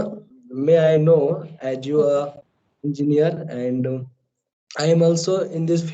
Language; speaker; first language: English; non-native, learner; Hindi